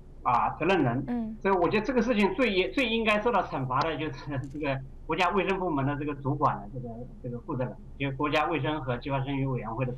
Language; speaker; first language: Chinese; native; Chinese